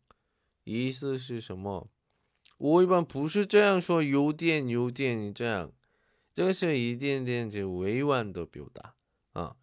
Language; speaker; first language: Chinese; non-native, learner; Korean